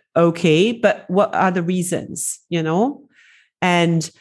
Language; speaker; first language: English; non-native, fluent; French